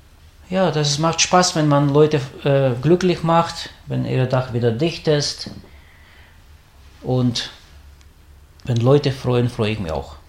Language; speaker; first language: German; non-native, fluent; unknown